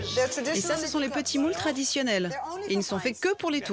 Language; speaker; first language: French; native; French